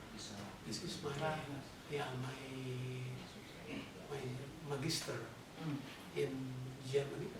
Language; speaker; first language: English; non-native, learner; Sundanese